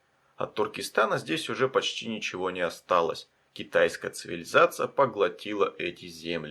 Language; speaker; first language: Russian; native; Russian